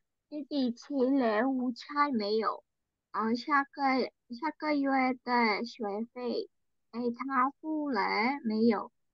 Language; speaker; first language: Chinese; non-native, learner; Thai